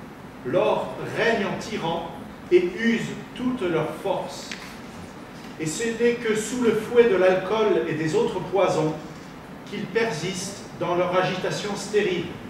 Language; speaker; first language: French; native; French